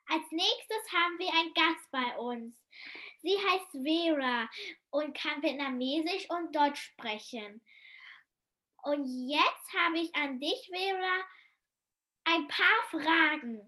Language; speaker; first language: German; early bilingual, heritage; German